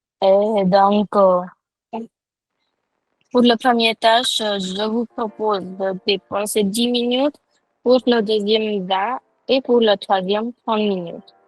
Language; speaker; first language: French; non-native, fluent; Hindi